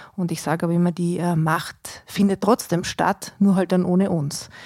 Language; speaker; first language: German; native; German